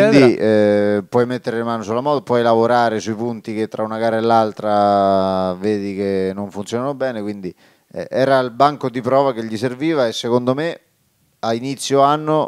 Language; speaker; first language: Italian; native; Italian